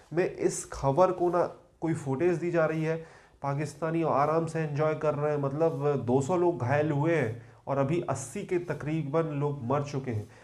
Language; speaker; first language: Hindi; native; Hindi